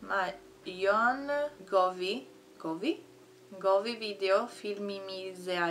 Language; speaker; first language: Estonian; non-native, learner; Italian